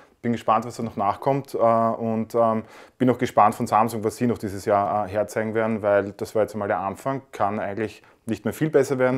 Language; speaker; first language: German; native; German